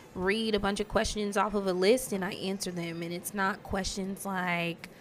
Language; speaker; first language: English; native; English